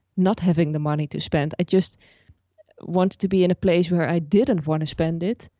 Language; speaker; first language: English; non-native, fluent; Dutch